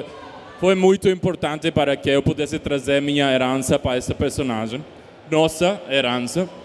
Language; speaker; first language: Portuguese; non-native, learner; Spanish